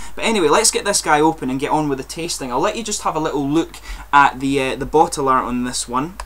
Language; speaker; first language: English; native; English